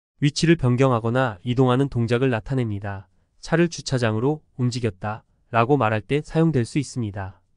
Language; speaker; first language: Korean; native; Korean